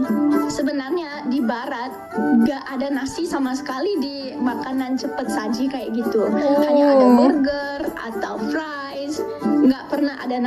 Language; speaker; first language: Indonesian; non-native, fluent; English